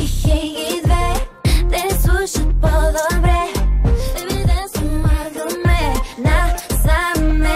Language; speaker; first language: Bulgarian; non-native, learner; Portuguese